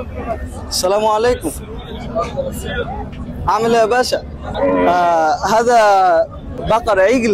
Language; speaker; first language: Arabic; non-native, learner; Bangla